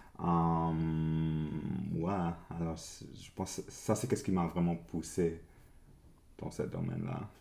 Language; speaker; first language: French; early bilingual, other home language; English